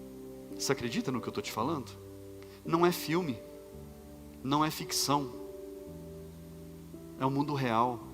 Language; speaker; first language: Portuguese; native; Portuguese